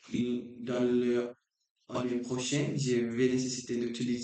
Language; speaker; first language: French; non-native, learner; Portuguese